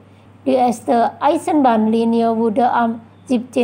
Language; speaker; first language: German; non-native, fluent; Indonesian